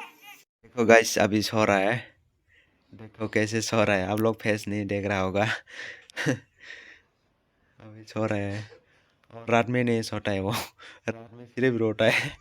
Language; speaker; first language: Hindi; non-native, local second language; Kok Borok